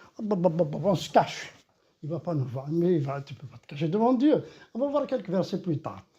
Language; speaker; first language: French; non-native, local second language; Kabyle